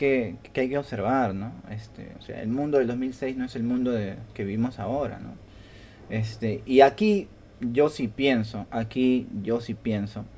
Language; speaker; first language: Spanish; native; Spanish